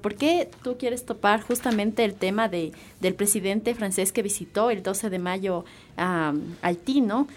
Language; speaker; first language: Spanish; native; Spanish